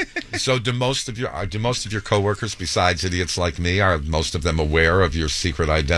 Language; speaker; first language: English; native; English